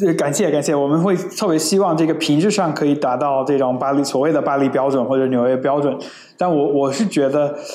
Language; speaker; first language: Chinese; non-native, fluent; English